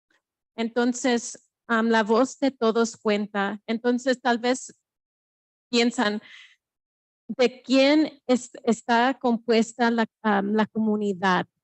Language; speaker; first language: Spanish; early bilingual, heritage; Spanish